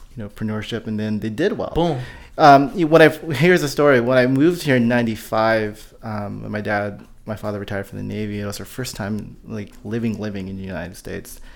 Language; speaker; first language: English; early bilingual, other home language; Filipino